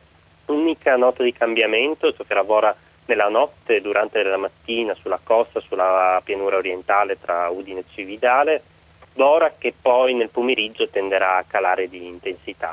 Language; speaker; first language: Italian; native; Italian